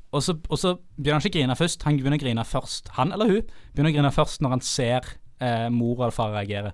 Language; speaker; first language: Norwegian; native; Norwegian